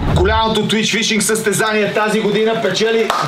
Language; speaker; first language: Bulgarian; native; Bulgarian